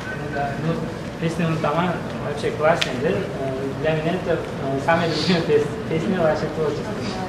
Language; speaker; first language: Russian; non-native, local second language; Uzbek